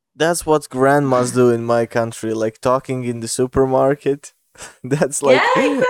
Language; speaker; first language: English; non-native, fluent; Bosnian